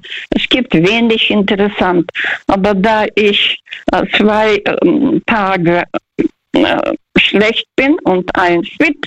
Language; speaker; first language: German; early bilingual, heritage; German